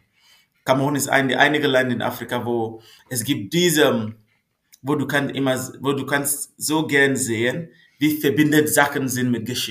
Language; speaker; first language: German; non-native, fluent; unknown